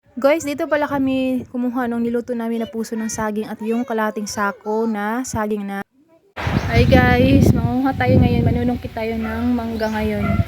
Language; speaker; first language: Filipino; non-native, local second language; Cebuano